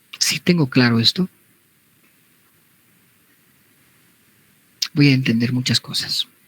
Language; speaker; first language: Spanish; native; Spanish